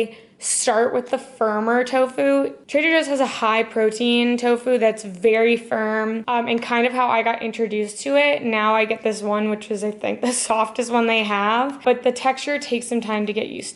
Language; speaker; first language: English; native; English